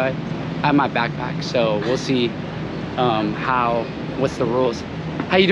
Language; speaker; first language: English; native; English